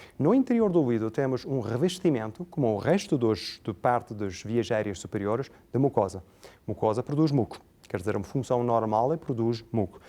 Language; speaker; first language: Portuguese; non-native, fluent; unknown